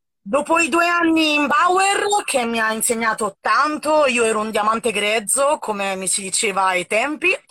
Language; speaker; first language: Italian; native; Italian